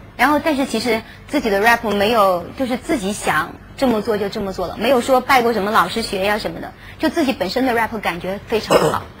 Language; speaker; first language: Chinese; native; Chinese